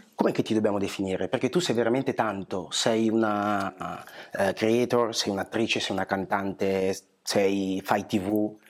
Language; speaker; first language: Italian; early bilingual, other home language; Portuguese